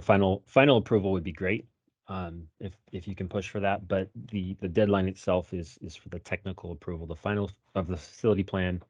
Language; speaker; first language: English; native; English